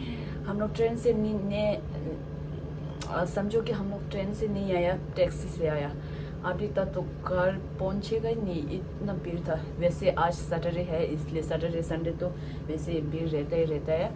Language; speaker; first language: Hindi; non-native, fluent; Tibetan